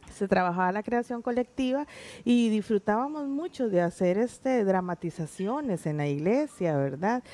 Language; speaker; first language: Spanish; native; Spanish